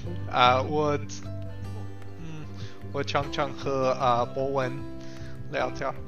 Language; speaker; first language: Chinese; non-native, learner; English